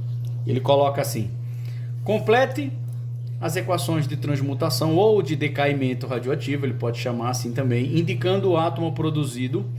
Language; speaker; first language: Portuguese; native; Portuguese